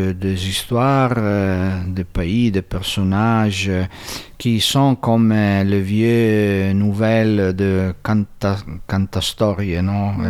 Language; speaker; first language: French; non-native, fluent; Italian